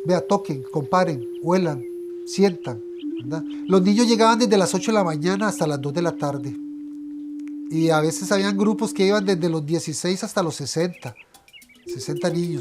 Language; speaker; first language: Spanish; native; Spanish